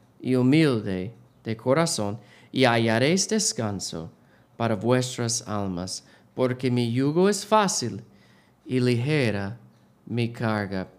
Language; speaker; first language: Spanish; non-native, learner; English